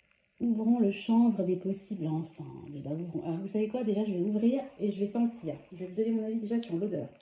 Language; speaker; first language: French; native; French